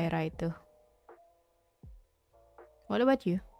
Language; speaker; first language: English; non-native, fluent; Indonesian